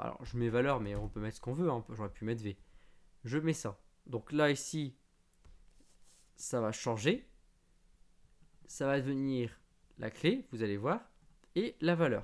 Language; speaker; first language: French; native; French